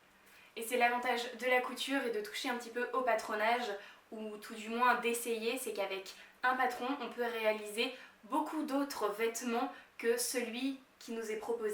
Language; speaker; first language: French; native; French